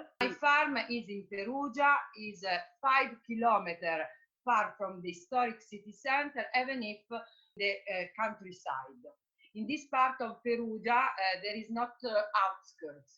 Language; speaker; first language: English; non-native, fluent; Italian